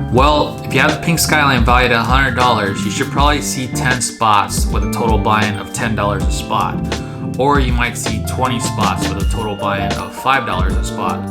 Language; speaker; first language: English; native; English